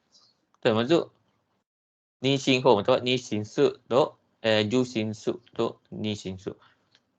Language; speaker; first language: Japanese; non-native, fluent; Malay